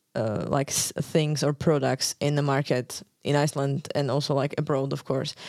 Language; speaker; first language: English; non-native, fluent; Slovak